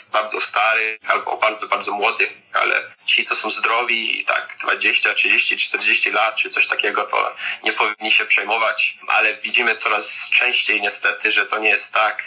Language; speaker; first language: Polish; early bilingual, heritage; Polish